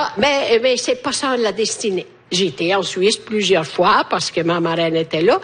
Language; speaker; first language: French; non-native, fluent; Italian